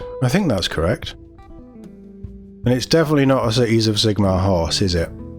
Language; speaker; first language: English; native; English